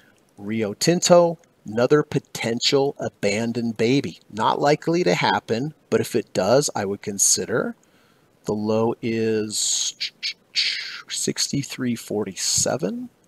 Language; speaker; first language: English; native; English